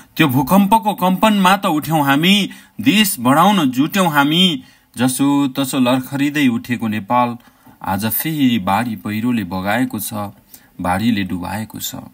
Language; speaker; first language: Nepali; native; Nepali